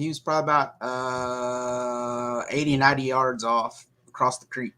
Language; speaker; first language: English; native; English